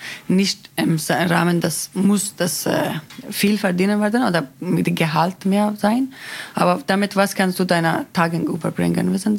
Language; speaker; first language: German; non-native, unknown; Persian